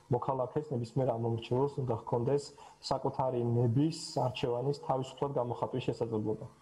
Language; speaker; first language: Georgian; native; Georgian